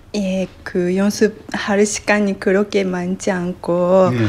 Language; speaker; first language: Korean; non-native, fluent; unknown